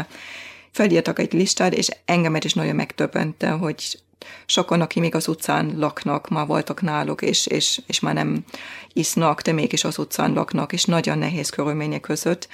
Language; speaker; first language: Hungarian; non-native, fluent; German